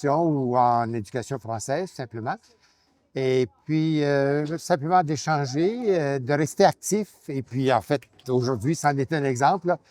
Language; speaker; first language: French; native; French